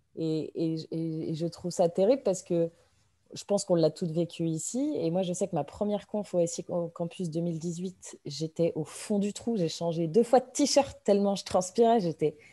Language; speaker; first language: French; native; French